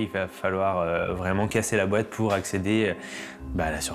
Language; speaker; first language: French; native; French